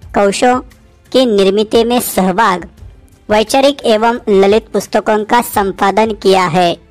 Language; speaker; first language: Hindi; non-native, local second language; Marathi